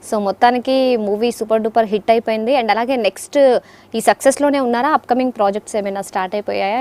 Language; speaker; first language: Telugu; native; Telugu